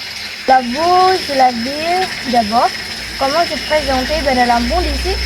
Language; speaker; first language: French; non-native, learner; Indonesian